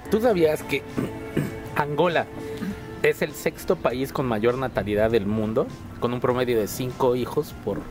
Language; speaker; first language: Spanish; native; Spanish